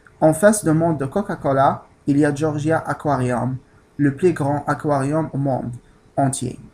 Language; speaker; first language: French; non-native, learner; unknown